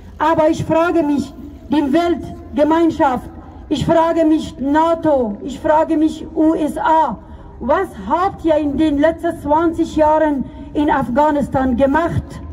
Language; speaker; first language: German; non-native, fluent; Persian